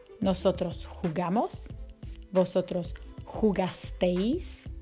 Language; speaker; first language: Spanish; non-native, fluent; Slovak